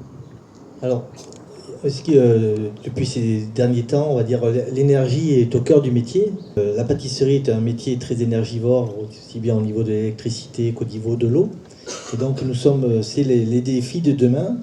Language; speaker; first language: French; native; French